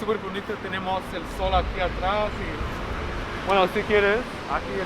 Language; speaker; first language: Spanish; non-native, fluent; English